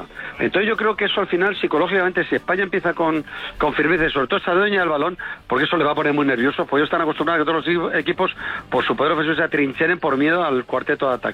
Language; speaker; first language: Spanish; native; Spanish